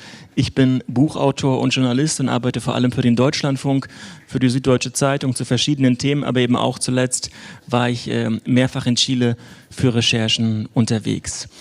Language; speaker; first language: German; native; German